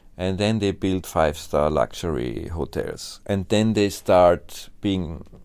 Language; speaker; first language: English; non-native, fluent; German